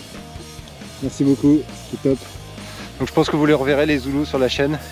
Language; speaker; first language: French; native; French